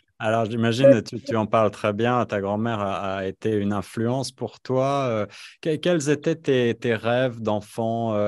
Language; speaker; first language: French; native; French